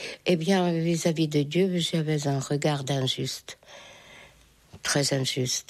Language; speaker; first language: French; non-native, fluent; Hungarian